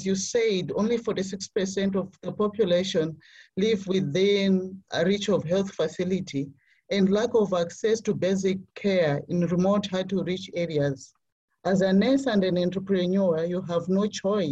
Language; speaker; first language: English; non-native, local second language; Nyanja